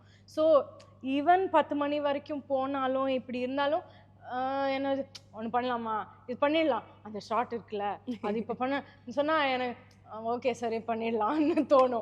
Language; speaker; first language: Tamil; non-native, fluent; Malayalam